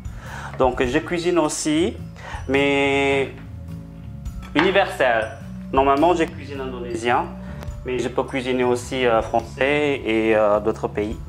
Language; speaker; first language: French; non-native, fluent; Indonesian